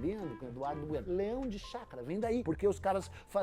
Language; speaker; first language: Portuguese; native; Portuguese